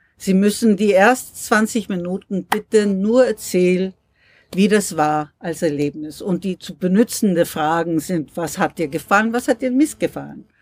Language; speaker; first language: German; non-native, fluent; English